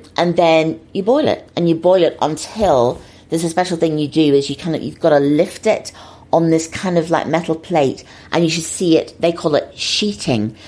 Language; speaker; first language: English; native; English